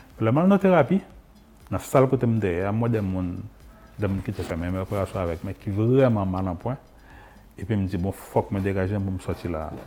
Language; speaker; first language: French; non-native, local second language; Haitian Creole